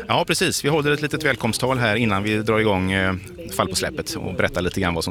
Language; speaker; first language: Swedish; native; Swedish